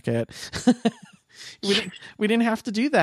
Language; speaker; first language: English; native; English